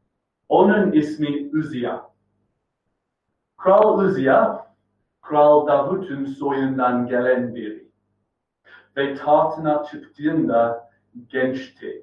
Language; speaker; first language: Turkish; non-native, fluent; English